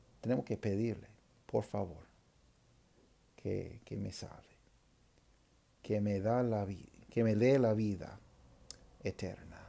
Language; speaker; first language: Spanish; non-native, fluent; English